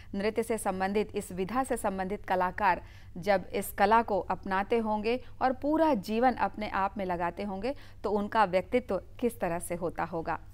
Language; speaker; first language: Hindi; native; Hindi